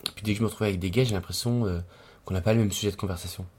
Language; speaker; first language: French; native; French